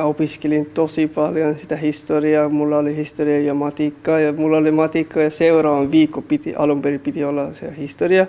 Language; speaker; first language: Finnish; non-native, fluent; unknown